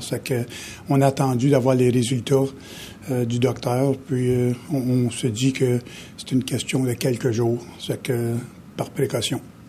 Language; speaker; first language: French; native; French